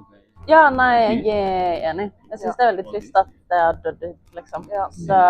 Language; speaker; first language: Norwegian; native; Norwegian